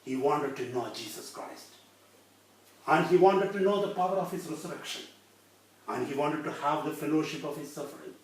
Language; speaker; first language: English; non-native, local second language; Malayalam